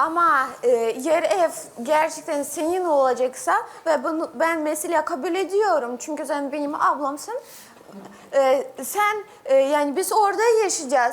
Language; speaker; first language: Turkish; non-native, learner; Russian